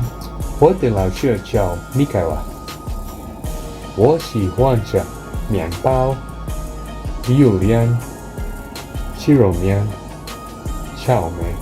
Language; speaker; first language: Chinese; non-native, learner; Indonesian